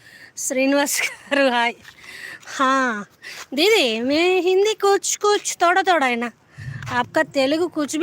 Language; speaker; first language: Hindi; non-native, learner; Telugu